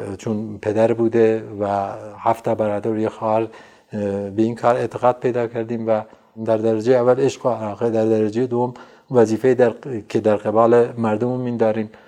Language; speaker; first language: Persian; non-native, local second language; Central Kurdish